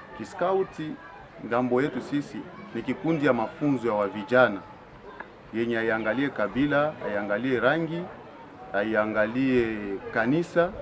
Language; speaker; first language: Swahili; native; Swahili